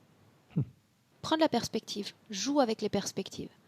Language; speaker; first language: French; native; French